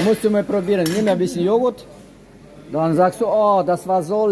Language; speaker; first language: German; non-native, fluent; Russian